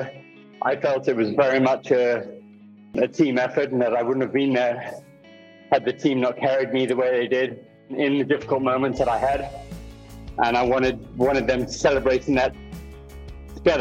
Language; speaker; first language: English; native; English